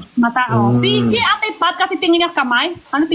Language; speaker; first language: Filipino; non-native, learner; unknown